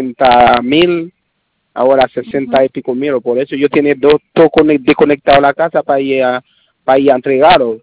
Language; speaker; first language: Spanish; non-native, learner; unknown